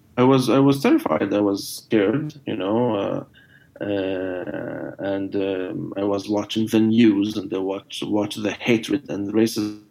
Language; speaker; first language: English; non-native, fluent; Arabic